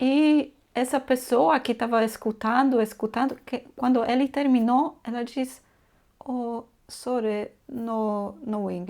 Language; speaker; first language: Portuguese; non-native, fluent; Polish